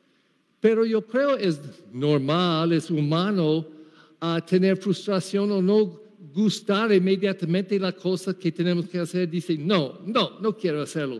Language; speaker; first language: Spanish; non-native, learner; English